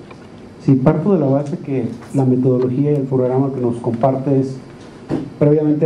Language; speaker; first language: Spanish; native; Spanish